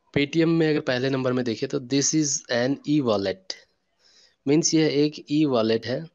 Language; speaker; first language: Hindi; native; Hindi